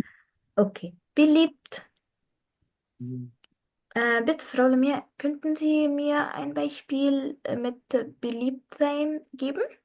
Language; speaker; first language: German; non-native, fluent; Arabic